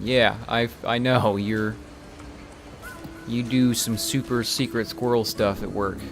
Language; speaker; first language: English; native; English